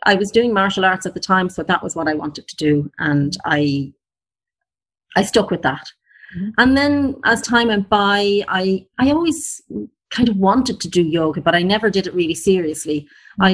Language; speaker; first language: English; native; English